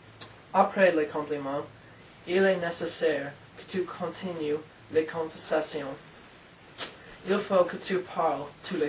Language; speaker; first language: French; non-native, learner; English